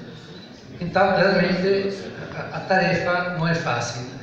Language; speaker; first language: Portuguese; non-native, fluent; Italian